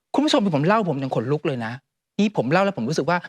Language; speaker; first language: Thai; native; Thai